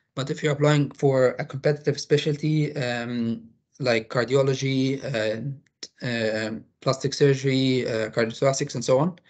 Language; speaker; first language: English; non-native, fluent; Arabic